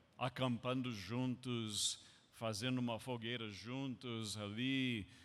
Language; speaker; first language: Portuguese; non-native, fluent; English